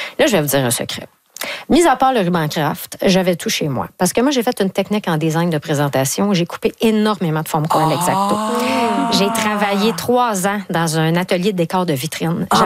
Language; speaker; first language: French; native; French